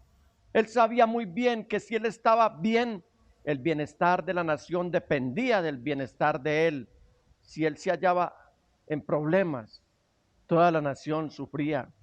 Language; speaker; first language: Spanish; native; Spanish